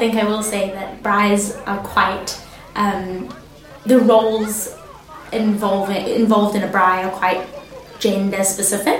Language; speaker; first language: English; native; English